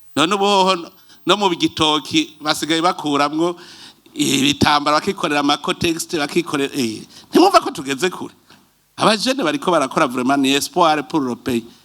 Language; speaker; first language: Rundi; native; Rundi